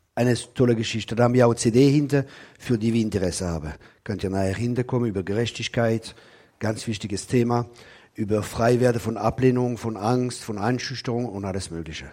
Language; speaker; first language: German; non-native, local second language; Swiss German